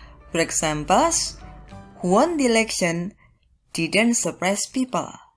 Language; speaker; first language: English; non-native, fluent; Indonesian